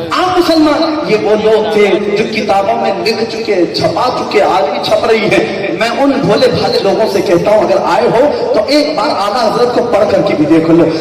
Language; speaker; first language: Urdu; native; Urdu